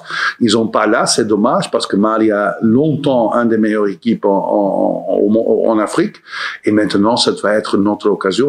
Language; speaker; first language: French; non-native, learner; Dutch